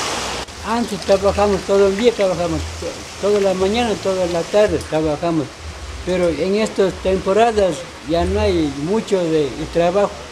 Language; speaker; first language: Spanish; non-native, local second language; Quechua